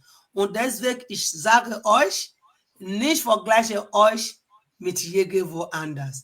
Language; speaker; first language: German; non-native, fluent; Igbo